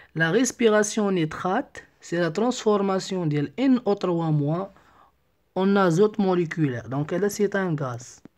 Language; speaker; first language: French; non-native, local second language; Arabic